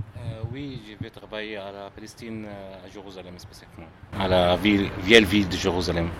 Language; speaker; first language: French; non-native, learner; Arabic